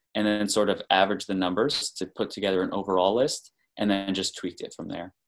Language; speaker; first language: English; native; English